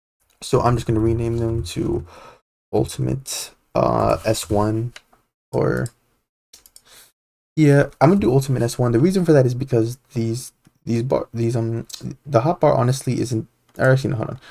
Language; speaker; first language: English; native; English